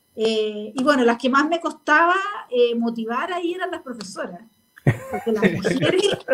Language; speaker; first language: Spanish; native; Spanish